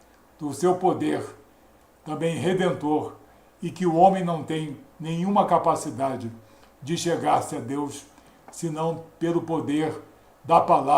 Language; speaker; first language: Portuguese; native; Portuguese